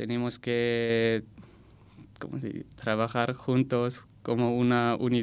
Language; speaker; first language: Spanish; non-native, learner; German